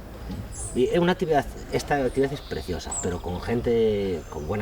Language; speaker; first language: Spanish; native; Spanish